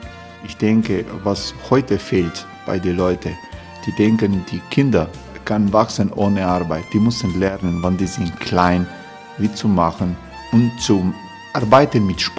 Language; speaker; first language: German; non-native, fluent; Croatian